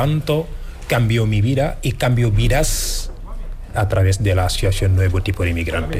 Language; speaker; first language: Spanish; non-native, fluent; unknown